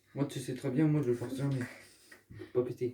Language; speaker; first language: French; native; French